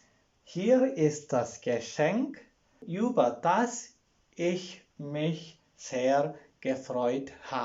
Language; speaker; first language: German; non-native, fluent; Malayalam